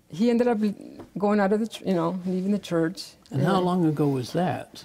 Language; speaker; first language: English; native; English